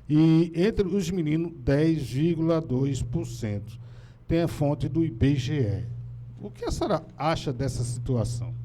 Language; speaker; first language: Portuguese; native; Portuguese